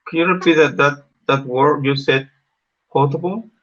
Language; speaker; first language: English; non-native, learner; Spanish